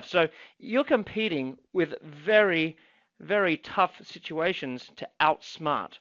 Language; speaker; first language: English; native; English